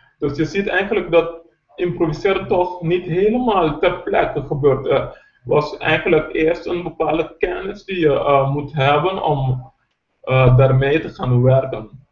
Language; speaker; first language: Dutch; non-native, local second language; Papiamento